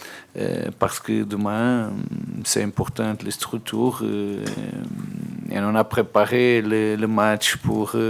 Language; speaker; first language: French; non-native, fluent; Portuguese